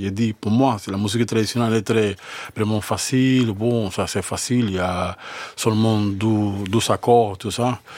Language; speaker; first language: French; non-native, fluent; Spanish